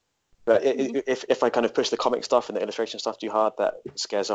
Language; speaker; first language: English; native; English